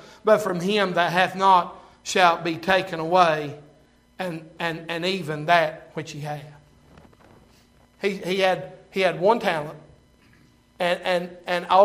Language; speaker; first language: English; native; English